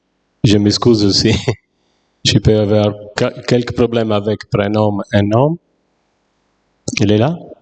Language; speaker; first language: French; non-native, fluent; Italian